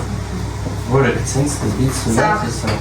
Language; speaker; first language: French; early bilingual, other home language; Armenian